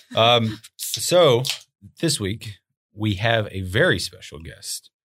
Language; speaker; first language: English; native; English